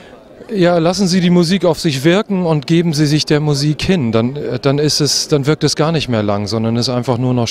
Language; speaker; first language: German; native; German